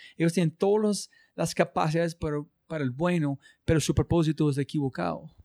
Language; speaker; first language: Spanish; non-native, learner; English